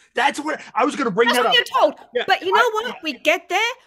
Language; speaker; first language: English; native; English